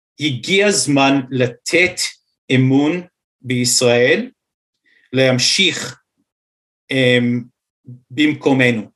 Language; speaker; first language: Hebrew; non-native, fluent; English